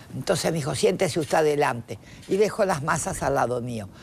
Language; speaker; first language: Spanish; native; Spanish